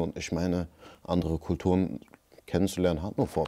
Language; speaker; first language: German; early bilingual, other home language; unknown